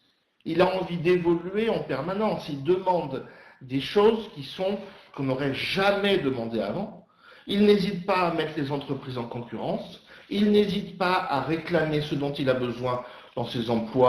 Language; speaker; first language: French; native; French